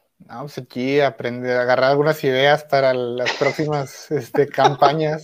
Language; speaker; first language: Spanish; native; Spanish